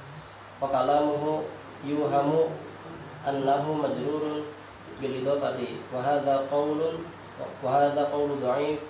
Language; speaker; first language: Arabic; non-native, learner; Indonesian